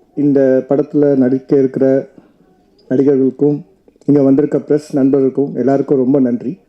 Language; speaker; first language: Tamil; native; Tamil